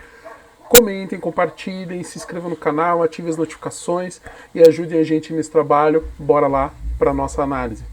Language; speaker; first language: Portuguese; native; Portuguese